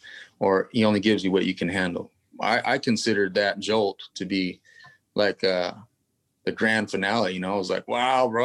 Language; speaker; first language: English; native; English